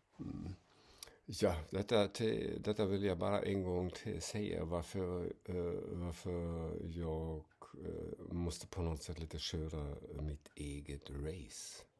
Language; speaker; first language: Swedish; non-native, fluent; German